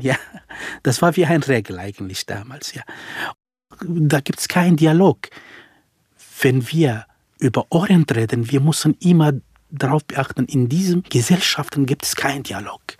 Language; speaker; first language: German; non-native, fluent; Central Kurdish